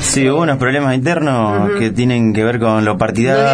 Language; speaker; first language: Spanish; native; Spanish